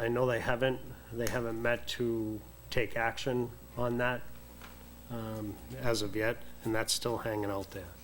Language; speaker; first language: English; native; English